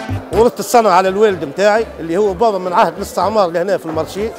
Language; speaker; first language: Arabic; native; Arabic